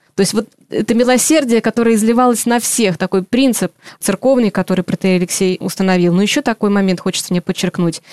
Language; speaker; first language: Russian; native; Russian